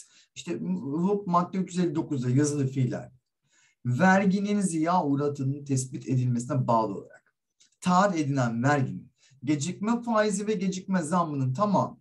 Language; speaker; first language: Turkish; native; Turkish